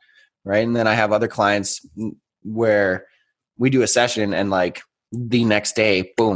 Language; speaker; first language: English; native; English